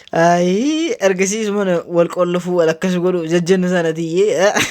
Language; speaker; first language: Oromo; native; Oromo